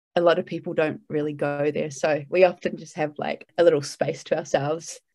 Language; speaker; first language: English; native; English